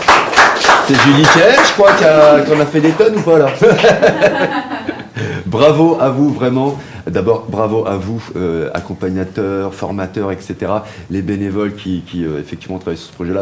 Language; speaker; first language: French; native; French